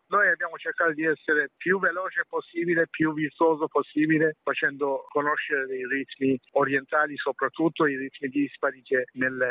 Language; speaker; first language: Italian; non-native, fluent; Persian